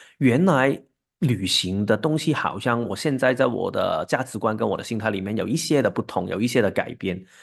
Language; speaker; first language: Chinese; non-native, local second language; Cantonese